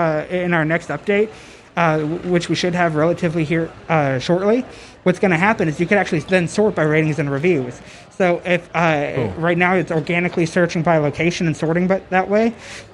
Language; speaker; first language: English; native; English